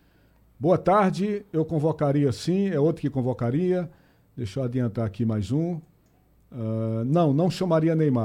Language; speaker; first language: Portuguese; native; Portuguese